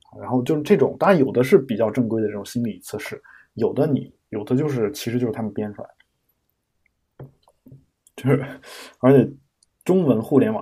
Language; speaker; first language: Chinese; native; Chinese